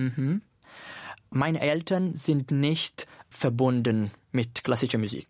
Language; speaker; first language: German; non-native, fluent; Italian